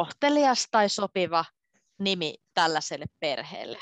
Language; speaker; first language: Finnish; native; Finnish